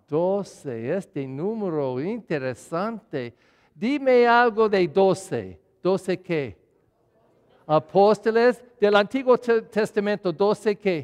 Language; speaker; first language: Spanish; non-native, learner; English